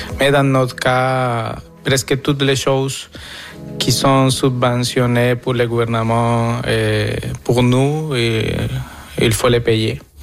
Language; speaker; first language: French; non-native, fluent; Spanish